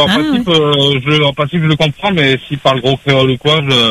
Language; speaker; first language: French; native; French